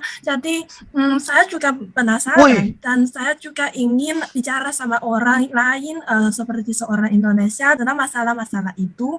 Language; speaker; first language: Indonesian; non-native, learner; Chinese